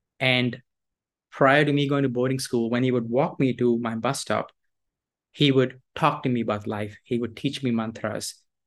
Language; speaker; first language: English; non-native, local second language; Hindi